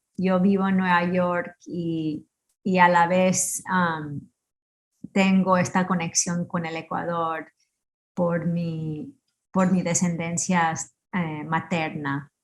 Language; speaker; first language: Spanish; early bilingual, heritage; Spanish